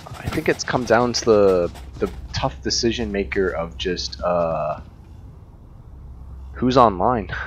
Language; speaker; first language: English; native; English